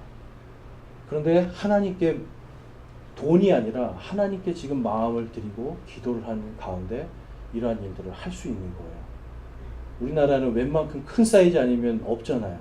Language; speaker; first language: Korean; native; Korean